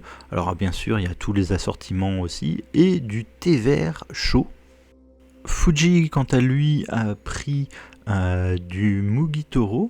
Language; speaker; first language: French; native; French